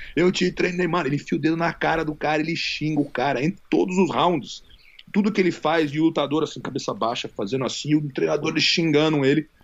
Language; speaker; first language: Portuguese; native; Portuguese